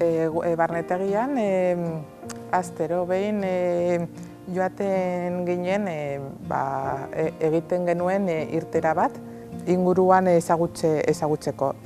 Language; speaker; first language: Basque; non-native, learner; Spanish